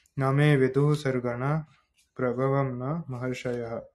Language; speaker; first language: Japanese; non-native, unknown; Hindi